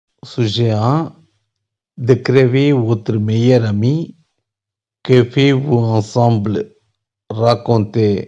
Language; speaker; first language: French; non-native, learner; Tamil